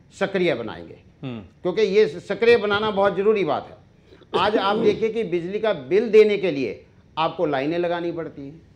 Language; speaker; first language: Hindi; native; Hindi